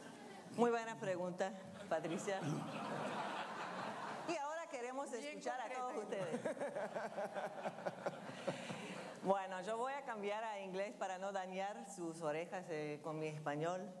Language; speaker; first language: Spanish; non-native, fluent; English